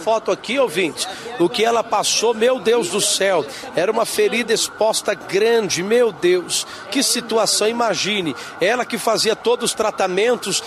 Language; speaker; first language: Portuguese; native; Portuguese